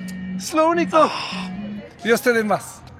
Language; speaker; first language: Spanish; native; Spanish